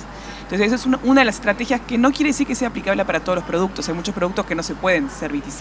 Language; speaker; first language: Spanish; native; Spanish